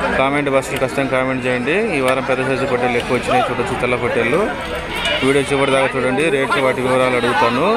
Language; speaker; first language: Telugu; native; Telugu